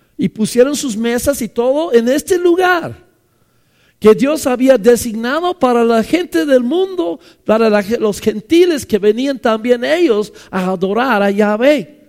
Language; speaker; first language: Spanish; non-native, fluent; English